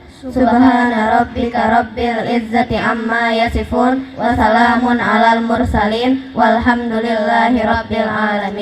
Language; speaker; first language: Arabic; non-native, learner; Indonesian